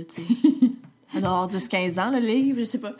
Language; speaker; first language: French; native; French